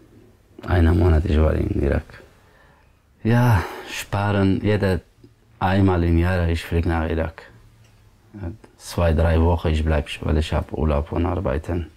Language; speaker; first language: German; non-native, learner; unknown